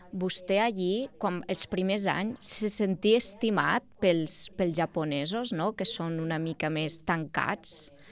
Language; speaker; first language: Catalan; native; Catalan